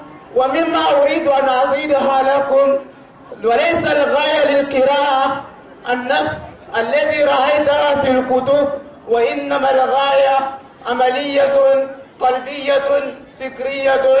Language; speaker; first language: Arabic; non-native, learner; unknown